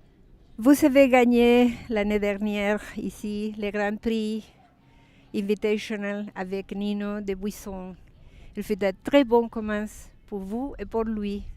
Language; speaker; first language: French; non-native, learner; Spanish